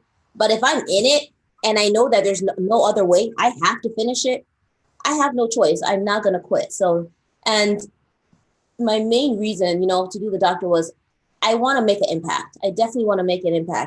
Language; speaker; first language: English; early bilingual, other home language; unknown